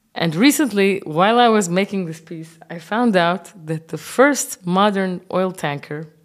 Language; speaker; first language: English; non-native, fluent; Arabic